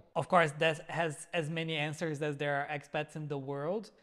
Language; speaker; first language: English; non-native, fluent; Portuguese